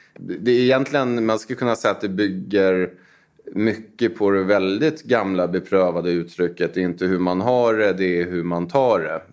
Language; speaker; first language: Swedish; native; Swedish